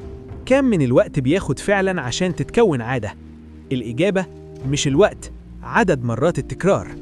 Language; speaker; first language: Arabic; native; Arabic